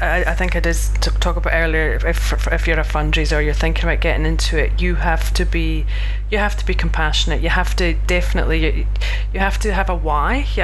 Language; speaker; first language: English; native; English